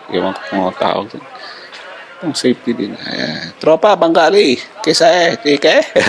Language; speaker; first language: Filipino; non-native, local second language; Hiligaynon